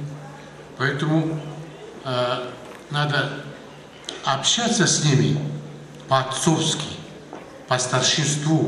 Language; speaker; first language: Russian; non-native, local second language; Kazakh